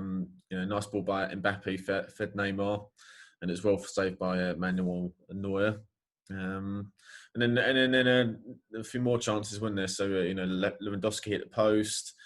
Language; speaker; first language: English; native; English